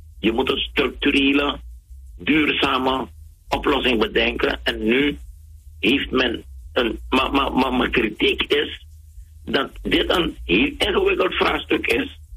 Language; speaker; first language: Dutch; native; Dutch